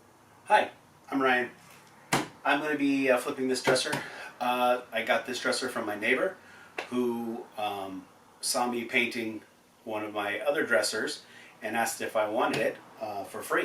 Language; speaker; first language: English; native; English